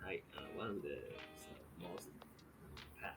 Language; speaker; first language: English; non-native, fluent; Japanese